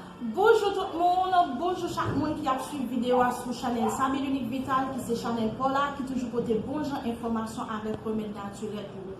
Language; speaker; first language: French; non-native, learner; Haitian Creole